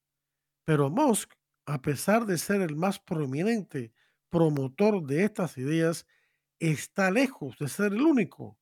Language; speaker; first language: Spanish; native; Spanish